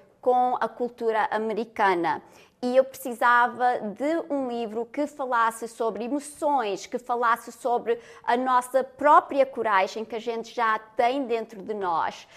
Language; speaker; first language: Portuguese; early bilingual, other home language; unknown